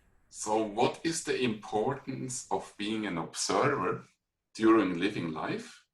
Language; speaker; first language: English; non-native, fluent; German